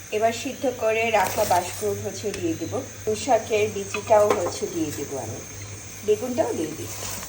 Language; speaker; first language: Bangla; non-native, local second language; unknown